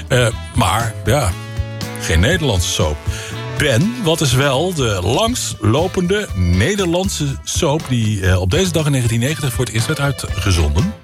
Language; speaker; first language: Dutch; native; Dutch